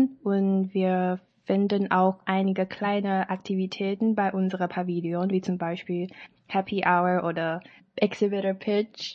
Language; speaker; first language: German; non-native, learner; Chinese